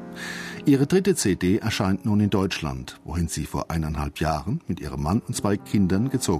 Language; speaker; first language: German; native; German